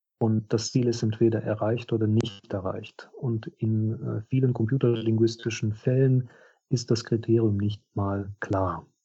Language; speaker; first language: German; non-native, fluent; Russian